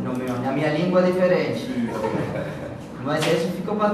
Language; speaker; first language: Portuguese; non-native, fluent; Spanish